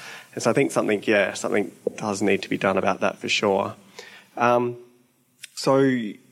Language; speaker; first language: English; native; English